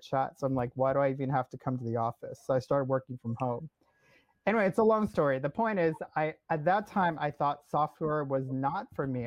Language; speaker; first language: English; native; English